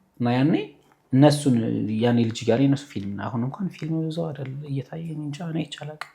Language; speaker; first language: Amharic; native; Amharic